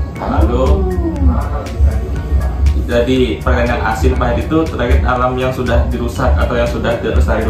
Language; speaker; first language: Indonesian; native; Indonesian